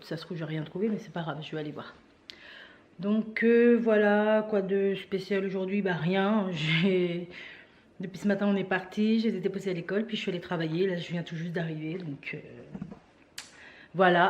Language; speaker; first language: French; native; French